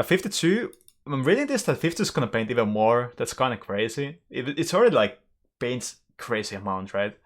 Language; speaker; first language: English; non-native, fluent; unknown